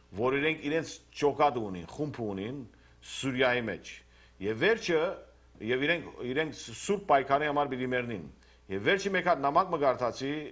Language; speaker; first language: Armenian; native; Armenian